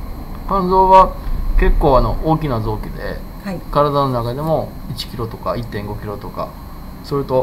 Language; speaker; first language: Japanese; native; Japanese